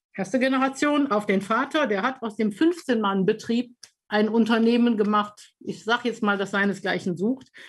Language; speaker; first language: German; native; German